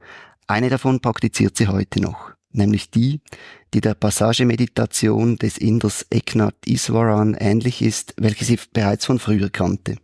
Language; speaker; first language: German; native; German